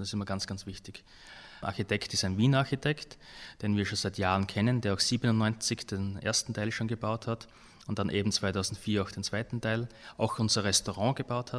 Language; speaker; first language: German; native; German